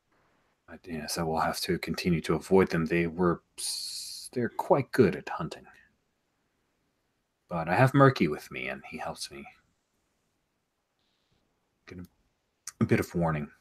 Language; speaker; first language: English; native; English